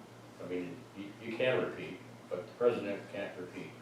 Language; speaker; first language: English; native; English